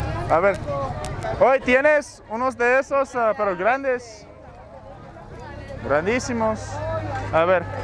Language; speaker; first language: Spanish; non-native, learner; English